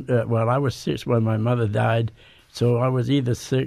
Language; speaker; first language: English; native; English